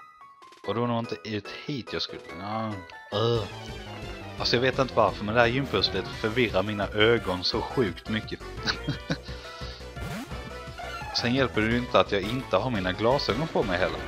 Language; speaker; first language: Swedish; native; Swedish